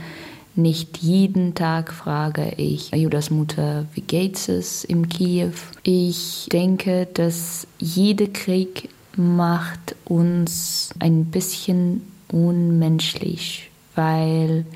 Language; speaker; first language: German; non-native, learner; Russian